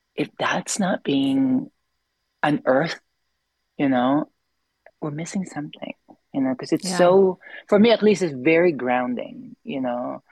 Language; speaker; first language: English; non-native, local second language; Filipino